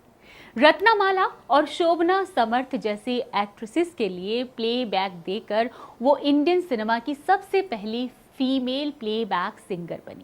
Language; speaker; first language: Hindi; native; Hindi